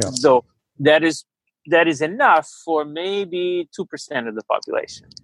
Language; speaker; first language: English; early bilingual, other home language; Portuguese